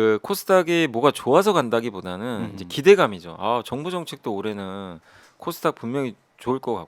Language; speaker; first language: Korean; native; Korean